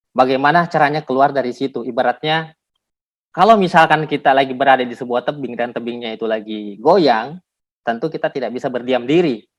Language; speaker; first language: Indonesian; non-native, local second language; Buginese